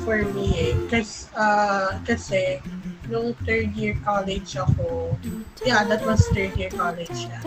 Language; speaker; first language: English; non-native, local second language; Filipino